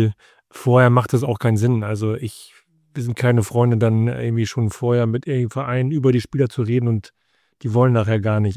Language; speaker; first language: German; native; German